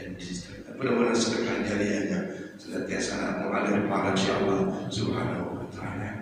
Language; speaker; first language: Indonesian; native; Indonesian